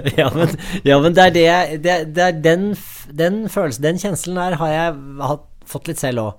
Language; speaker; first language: Norwegian; native; Norwegian